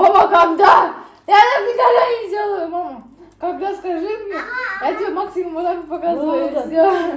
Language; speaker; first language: Russian; non-native, local second language; Kazakh